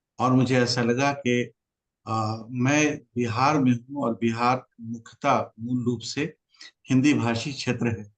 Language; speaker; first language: Hindi; native; Hindi